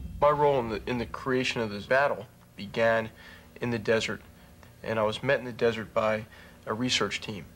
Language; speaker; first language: English; native; English